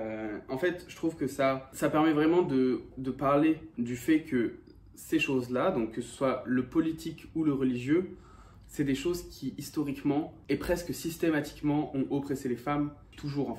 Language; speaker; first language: French; native; French